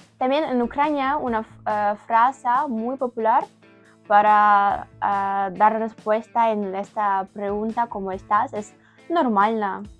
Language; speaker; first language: Spanish; non-native, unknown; Ukrainian